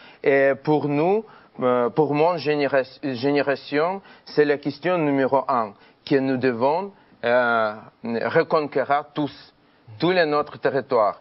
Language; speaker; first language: French; non-native, fluent; Ukrainian